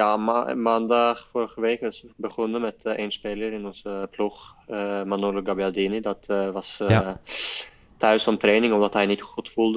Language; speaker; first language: Dutch; non-native, fluent; Norwegian